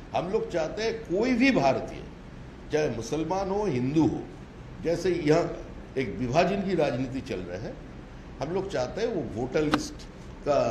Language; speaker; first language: Hindi; non-native, local second language; Bangla